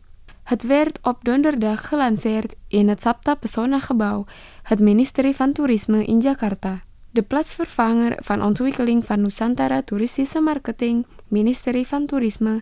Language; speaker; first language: Dutch; non-native, fluent; Indonesian